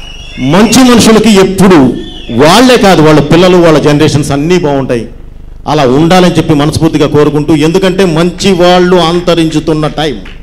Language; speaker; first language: Telugu; native; Telugu